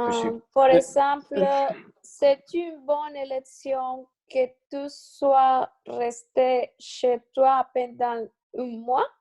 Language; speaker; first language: French; non-native, learner; Spanish